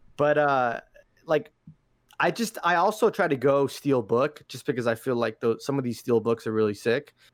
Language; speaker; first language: English; early bilingual, other home language; Arabic